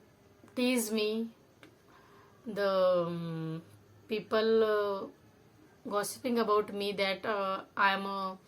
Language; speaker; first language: English; non-native, local second language; Marathi